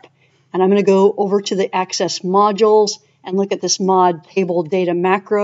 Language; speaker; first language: English; native; English